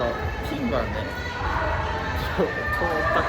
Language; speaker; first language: Korean; non-native, learner; Japanese